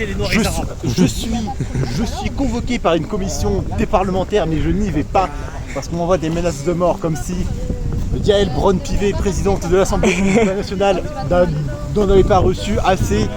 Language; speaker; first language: French; native; French